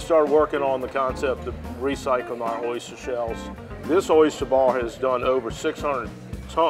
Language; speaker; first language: English; native; English